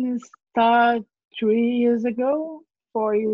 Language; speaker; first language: English; non-native, learner; Portuguese